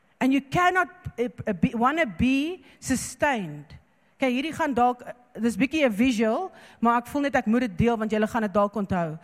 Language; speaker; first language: Afrikaans; non-native, local second language; English